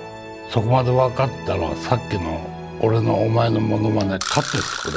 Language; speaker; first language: Japanese; native; Japanese